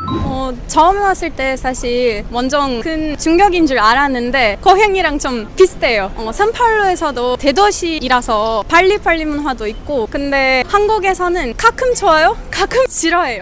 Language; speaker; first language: Korean; non-native, learner; Portuguese